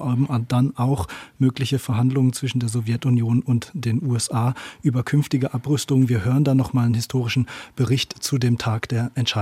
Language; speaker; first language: German; native; German